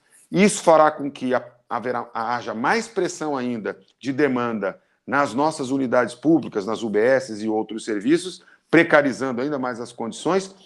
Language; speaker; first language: Portuguese; native; Portuguese